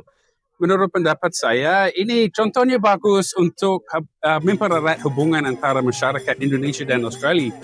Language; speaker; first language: Indonesian; non-native, fluent; English